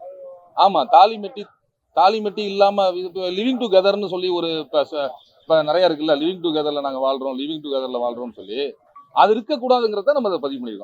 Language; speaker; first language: Tamil; native; Tamil